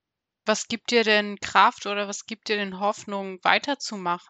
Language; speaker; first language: German; native; German